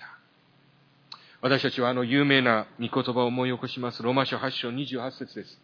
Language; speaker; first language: Japanese; early bilingual, heritage; Japanese